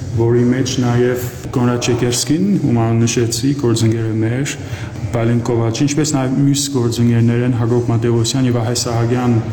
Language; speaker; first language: Armenian; early bilingual, heritage; Armenian